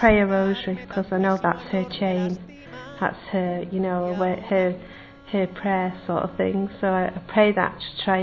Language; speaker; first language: English; native; English